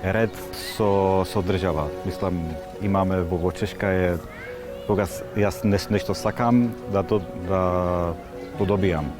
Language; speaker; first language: Macedonian; non-native, fluent; Czech